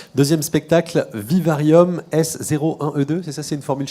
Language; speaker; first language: French; native; French